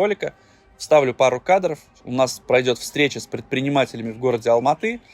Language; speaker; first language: Russian; native; Russian